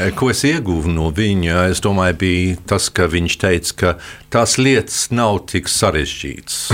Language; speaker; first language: Latvian; early bilingual, heritage; Latvian